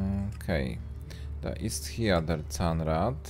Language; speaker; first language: German; non-native, learner; Polish